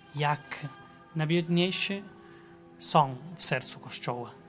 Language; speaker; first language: Polish; non-native, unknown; Italian